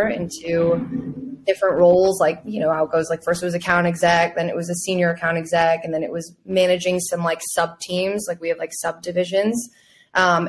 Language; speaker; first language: English; native; English